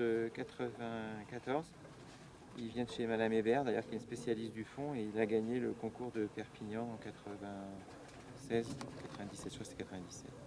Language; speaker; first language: French; native; French